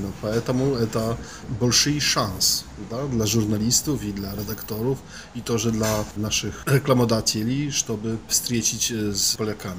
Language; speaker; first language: Russian; non-native, learner; Polish